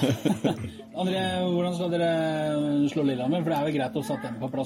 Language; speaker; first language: Norwegian; native; Norwegian